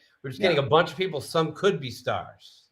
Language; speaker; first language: English; native; English